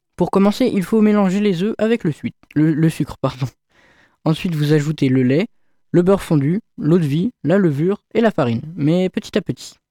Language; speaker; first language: French; native; French